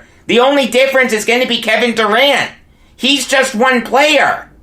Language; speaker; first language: English; native; English